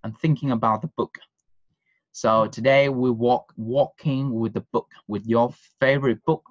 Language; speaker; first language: English; non-native, fluent; Vietnamese